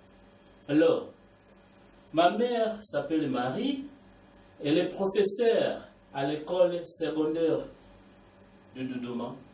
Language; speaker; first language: French; non-native, learner; Swahili